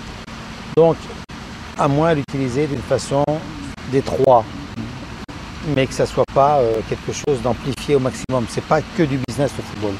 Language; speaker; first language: French; native; French